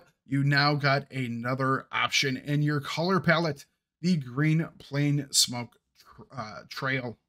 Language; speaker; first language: English; native; English